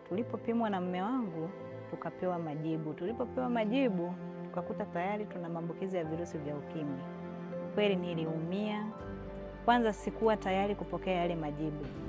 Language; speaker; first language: Swahili; non-native, local second language; Hausa